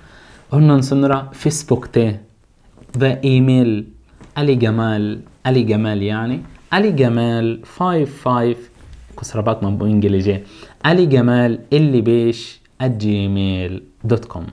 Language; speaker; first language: Turkish; non-native, fluent; Arabic